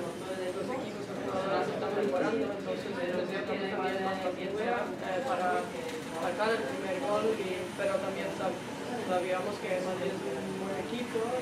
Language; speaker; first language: Spanish; non-native, learner; Norwegian